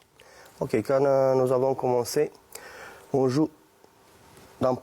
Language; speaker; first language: French; non-native, fluent; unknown